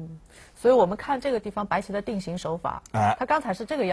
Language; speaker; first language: Chinese; native; Chinese